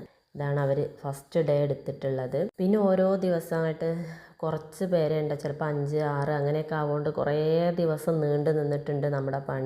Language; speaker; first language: Malayalam; native; Malayalam